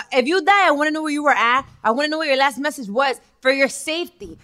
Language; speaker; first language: English; early bilingual, other home language; Spanish